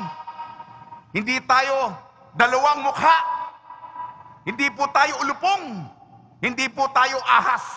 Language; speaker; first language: Filipino; native; Filipino